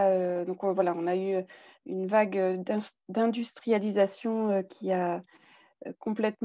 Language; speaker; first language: French; native; French